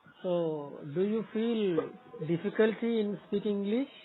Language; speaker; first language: English; non-native, local second language; Telugu